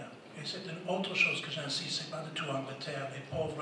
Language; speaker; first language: French; non-native, fluent; English